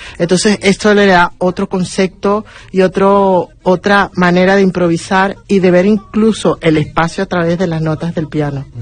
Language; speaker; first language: Spanish; native; Spanish